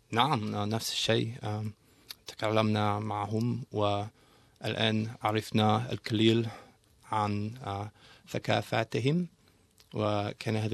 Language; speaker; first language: Arabic; non-native, learner; English